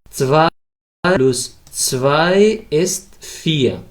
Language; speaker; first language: German; non-native, fluent; Pashto